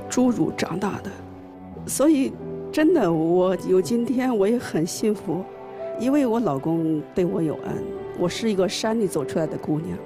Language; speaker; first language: Chinese; native; Chinese